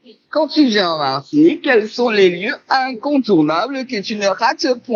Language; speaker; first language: French; native; French